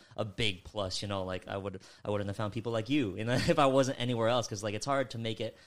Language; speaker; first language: English; early bilingual, other home language; Filipino